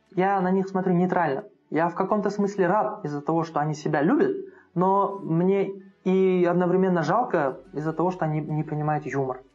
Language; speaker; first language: Russian; non-native, local second language; Uzbek